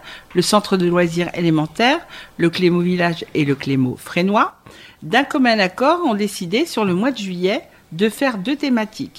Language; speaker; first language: French; native; French